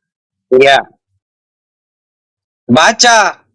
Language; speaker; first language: Indonesian; non-native, fluent; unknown